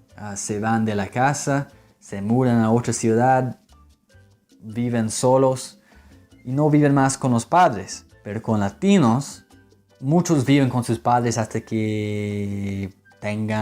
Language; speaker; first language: Spanish; non-native, fluent; English